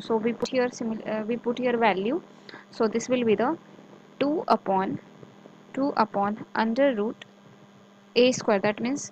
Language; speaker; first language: English; non-native, local second language; Hindi